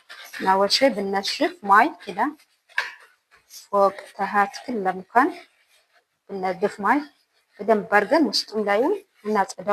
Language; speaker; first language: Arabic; non-native, learner; Amharic